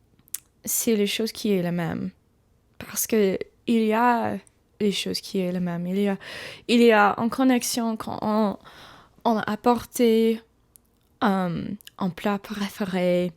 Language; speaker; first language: French; non-native, learner; English